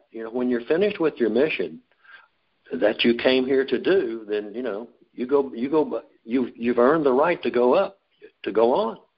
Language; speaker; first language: English; native; English